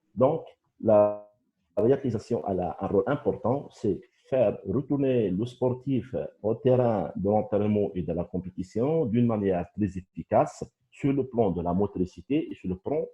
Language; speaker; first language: French; non-native, local second language; Arabic